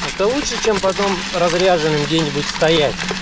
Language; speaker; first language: Russian; native; Russian